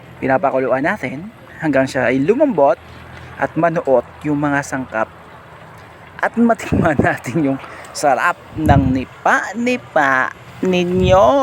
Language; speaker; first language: Filipino; non-native, local second language; Hiligaynon